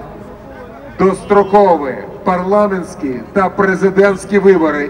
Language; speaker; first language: Ukrainian; non-native, local second language; Russian